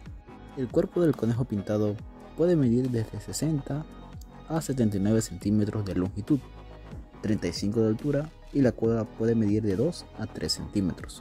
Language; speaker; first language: Spanish; native; Spanish